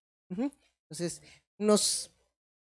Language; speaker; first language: Spanish; native; Spanish